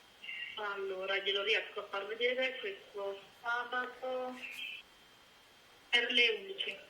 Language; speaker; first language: Italian; native; Italian